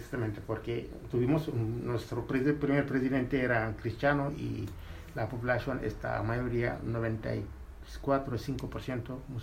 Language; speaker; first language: Spanish; non-native, fluent; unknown